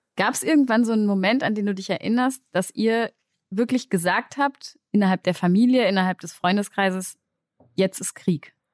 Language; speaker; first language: German; native; German